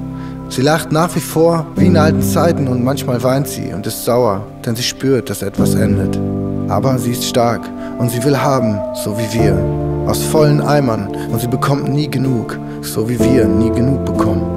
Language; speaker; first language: German; native; German